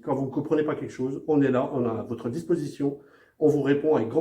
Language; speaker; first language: French; native; French